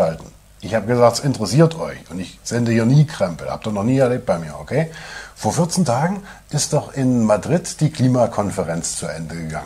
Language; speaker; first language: German; native; German